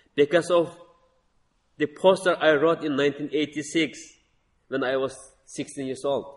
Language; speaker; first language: English; non-native, learner; Uyghur